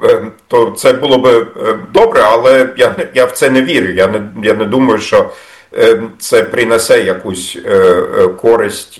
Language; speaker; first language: Ukrainian; non-native, fluent; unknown